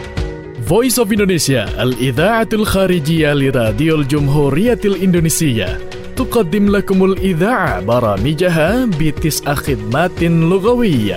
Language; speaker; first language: Arabic; non-native, fluent; Indonesian